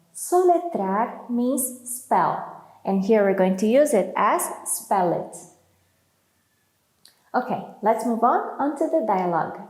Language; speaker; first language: English; non-native, fluent; Portuguese